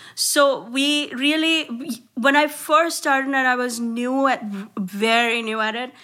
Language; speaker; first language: English; non-native, local second language; Gujarati